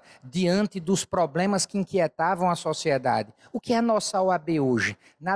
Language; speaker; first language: Portuguese; native; Portuguese